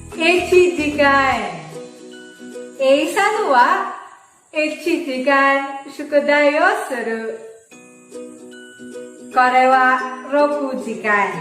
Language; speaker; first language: Japanese; non-native, fluent; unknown